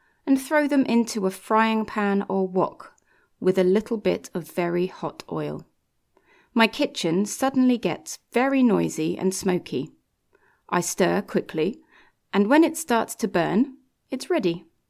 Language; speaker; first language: English; native; English